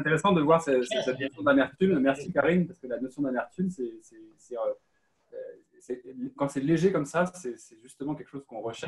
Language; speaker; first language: French; native; French